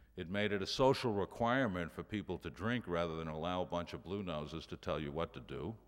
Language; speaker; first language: English; native; English